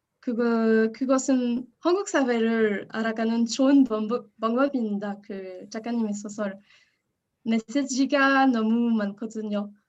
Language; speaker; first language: Korean; non-native, learner; French